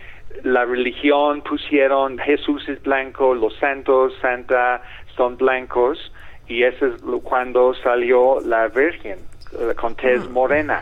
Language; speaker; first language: Spanish; non-native, fluent; English